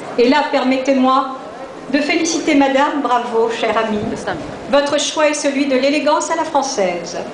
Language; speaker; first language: French; native; French